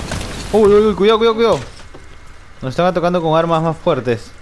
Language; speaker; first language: Spanish; native; Spanish